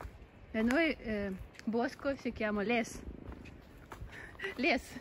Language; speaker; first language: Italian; non-native, learner; Russian